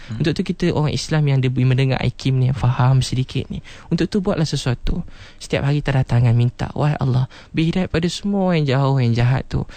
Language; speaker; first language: Malay; non-native, local second language; Chinese